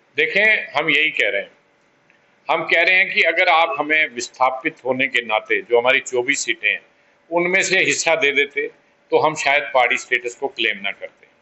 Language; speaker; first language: Hindi; non-native, local second language; Pahari-Potwari